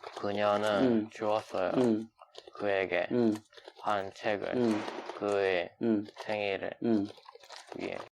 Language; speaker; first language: Korean; non-native, learner; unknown